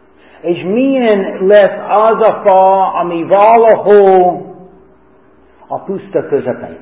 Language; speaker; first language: Hungarian; early bilingual, heritage; Hungarian